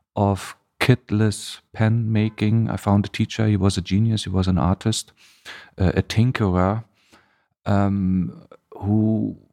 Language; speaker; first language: English; non-native, fluent; German